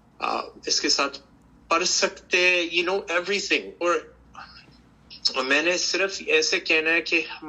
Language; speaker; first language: Hindi; early bilingual, heritage; Hindi